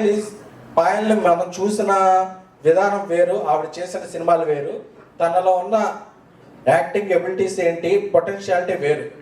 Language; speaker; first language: Telugu; native; Telugu